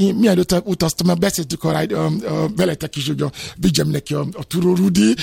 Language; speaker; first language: Hungarian; non-native, fluent; Yoruba